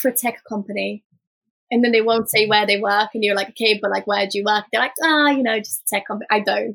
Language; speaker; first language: English; early bilingual, other home language; Romanian